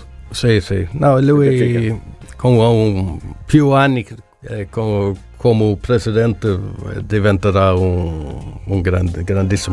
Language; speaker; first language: Italian; non-native, learner; Swedish